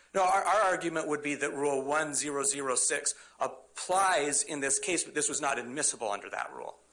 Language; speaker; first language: English; native; English